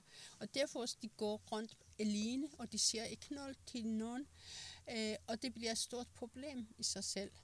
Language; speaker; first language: Danish; non-native, fluent; Persian